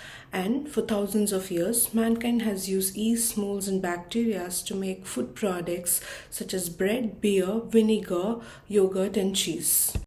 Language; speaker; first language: English; non-native, local second language; Tamil